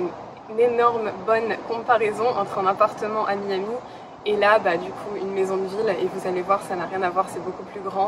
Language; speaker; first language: French; native; French